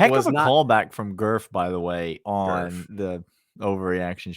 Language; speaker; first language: English; native; English